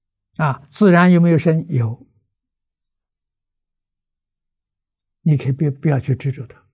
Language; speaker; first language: Chinese; native; Chinese